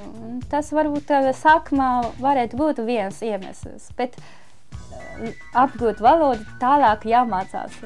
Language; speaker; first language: Latvian; non-native, fluent; Japanese